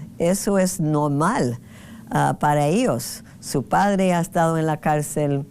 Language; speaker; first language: Spanish; non-native, fluent; English